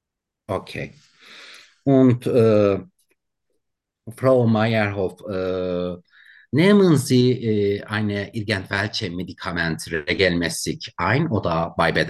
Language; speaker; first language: German; non-native, learner; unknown